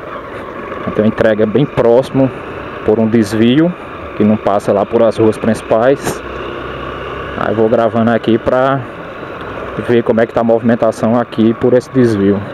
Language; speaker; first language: Portuguese; native; Portuguese